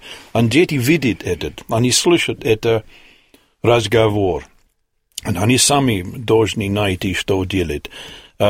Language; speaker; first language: Russian; non-native, learner; English